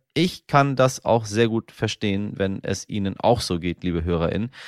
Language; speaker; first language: German; native; German